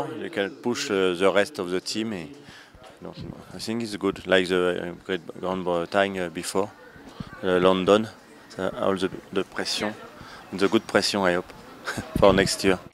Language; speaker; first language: English; non-native, learner; French